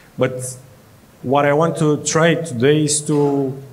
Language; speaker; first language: English; non-native, fluent; Romanian